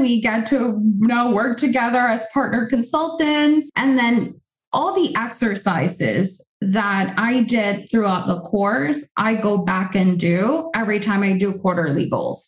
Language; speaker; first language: English; non-native, fluent; Spanish